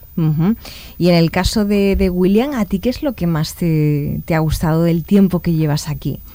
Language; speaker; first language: Spanish; native; Spanish